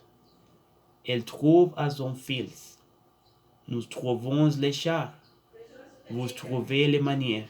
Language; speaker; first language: French; non-native, learner; Spanish